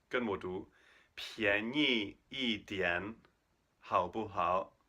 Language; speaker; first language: Chinese; non-native, fluent; English